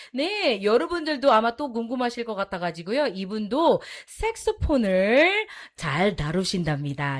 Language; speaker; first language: Korean; native; Korean